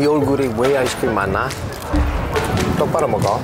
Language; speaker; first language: Korean; non-native, fluent; English